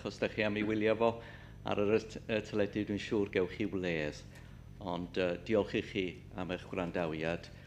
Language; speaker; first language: Welsh; native; Welsh